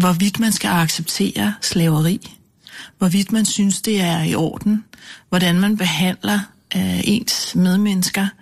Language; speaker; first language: Danish; native; Danish